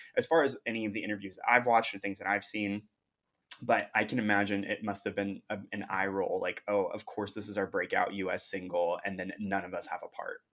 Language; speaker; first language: English; native; English